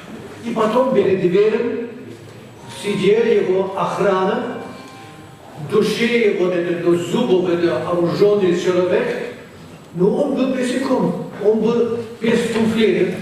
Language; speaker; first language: Russian; non-native, fluent; German